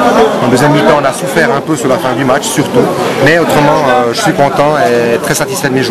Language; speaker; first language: French; native; French